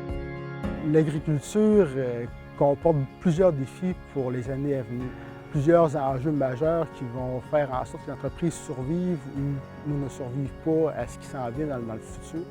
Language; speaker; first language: French; native; French